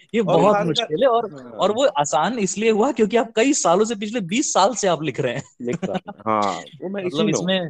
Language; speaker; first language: Hindi; native; Hindi